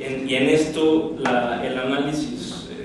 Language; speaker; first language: Spanish; native; Spanish